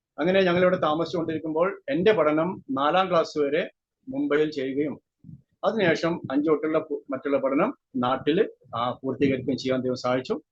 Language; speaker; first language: Malayalam; native; Malayalam